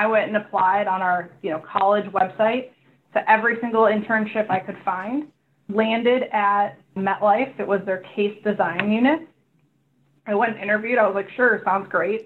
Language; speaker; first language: English; native; English